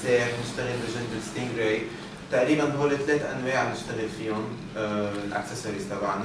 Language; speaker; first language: Arabic; native; Arabic